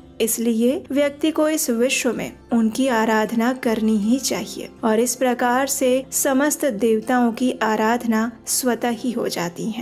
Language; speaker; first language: Hindi; native; Hindi